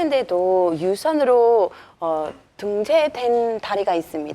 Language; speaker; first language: Korean; non-native, fluent; English